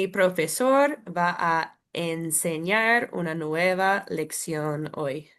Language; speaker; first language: Spanish; non-native, fluent; English